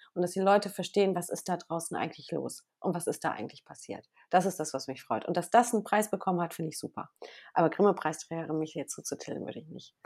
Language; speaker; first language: German; native; German